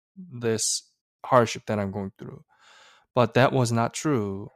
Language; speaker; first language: English; early bilingual, other home language; Korean